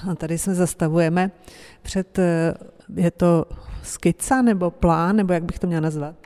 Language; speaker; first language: Czech; native; Czech